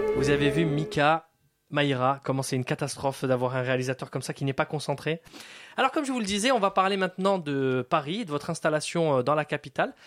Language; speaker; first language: French; native; French